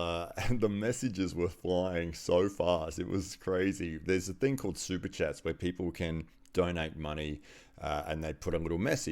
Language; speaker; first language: English; native; English